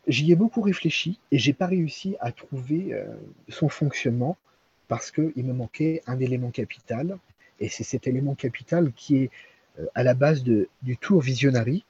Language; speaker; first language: French; native; French